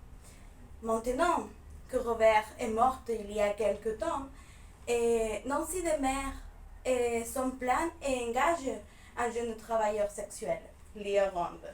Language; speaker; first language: French; non-native, fluent; Spanish